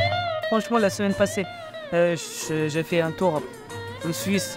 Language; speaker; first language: French; non-native, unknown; Persian